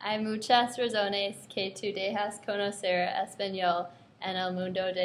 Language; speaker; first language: Spanish; non-native, learner; English